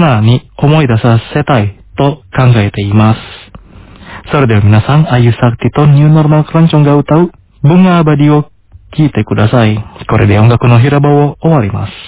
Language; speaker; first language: Japanese; non-native, fluent; Indonesian